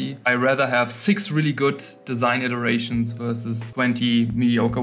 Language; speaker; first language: English; non-native, fluent; German